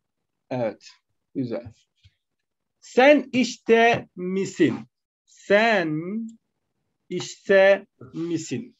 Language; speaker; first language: Turkish; non-native, fluent; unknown